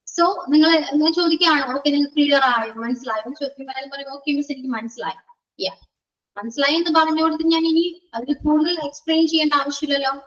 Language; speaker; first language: Malayalam; native; Malayalam